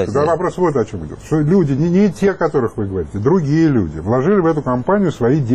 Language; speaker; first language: Russian; native; Russian